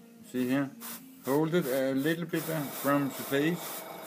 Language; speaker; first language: English; non-native, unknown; Danish